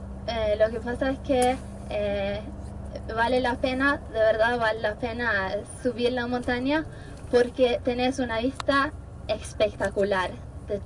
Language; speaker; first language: Spanish; non-native, fluent; Norwegian